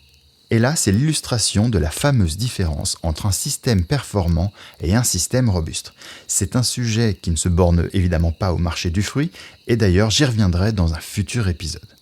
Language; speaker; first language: French; native; French